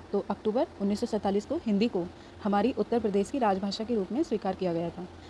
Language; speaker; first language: Hindi; native; Hindi